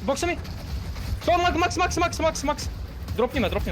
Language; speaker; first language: Bulgarian; native; Bulgarian